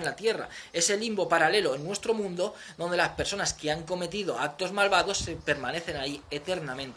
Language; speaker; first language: Spanish; native; Spanish